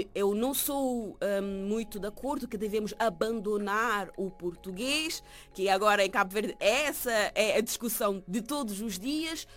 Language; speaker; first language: Portuguese; non-native, local second language; Kabuverdianu